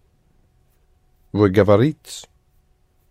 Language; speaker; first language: Russian; non-native, learner; English